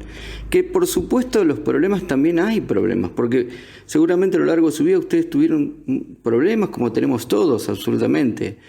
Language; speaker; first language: Spanish; native; Spanish